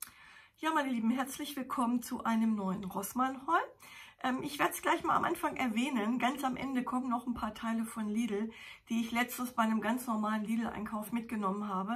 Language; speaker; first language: German; native; German